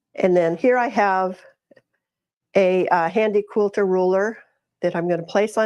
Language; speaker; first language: English; native; English